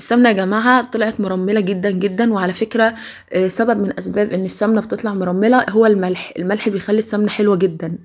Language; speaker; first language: Arabic; native; Arabic